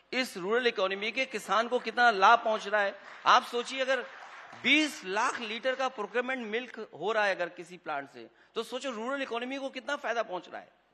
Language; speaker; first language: Hindi; native; Hindi